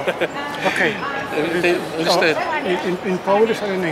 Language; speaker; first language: English; non-native, fluent; Polish